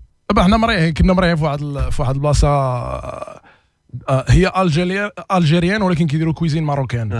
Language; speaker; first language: Arabic; native; Arabic